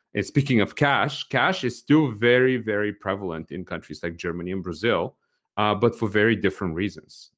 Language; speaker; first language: English; non-native, fluent; Bulgarian